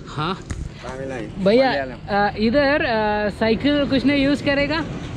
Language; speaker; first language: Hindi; non-native, local second language; Malayalam